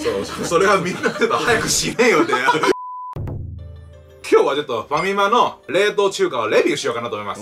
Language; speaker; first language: Japanese; native; Japanese